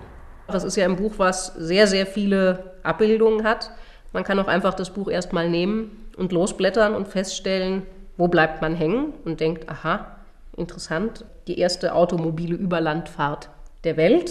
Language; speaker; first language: German; native; German